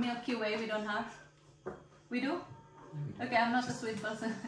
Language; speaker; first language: English; non-native, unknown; Indonesian